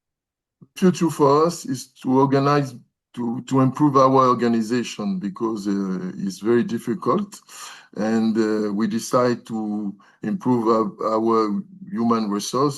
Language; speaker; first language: English; non-native, learner; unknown